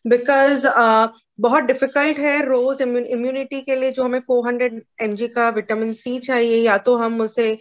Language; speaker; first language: Hindi; non-native, local second language; Gujarati